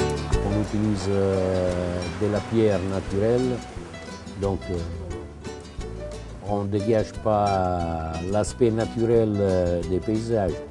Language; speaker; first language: French; non-native, fluent; Italian